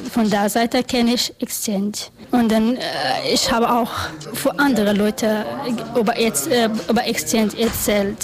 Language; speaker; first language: German; non-native, learner; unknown